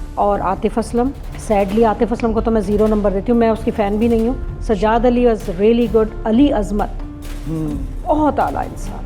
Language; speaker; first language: Urdu; native; Urdu